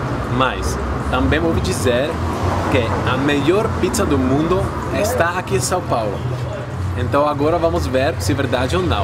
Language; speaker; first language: Portuguese; non-native, fluent; Czech